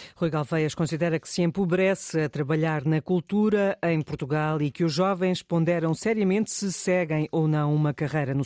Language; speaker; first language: Portuguese; native; Portuguese